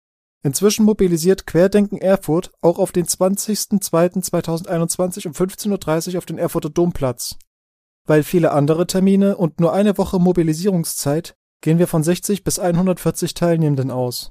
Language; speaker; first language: German; native; German